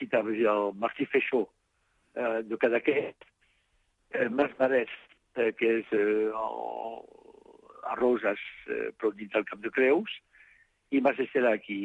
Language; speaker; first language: Catalan; non-native, fluent; French